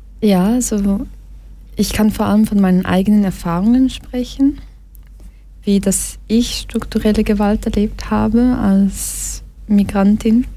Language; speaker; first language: German; early bilingual, other home language; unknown